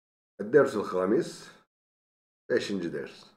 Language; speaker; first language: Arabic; non-native, fluent; Turkish